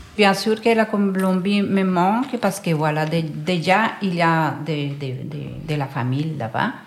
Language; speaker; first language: French; non-native, fluent; Spanish